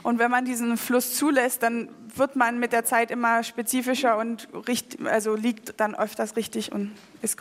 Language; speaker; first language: German; native; German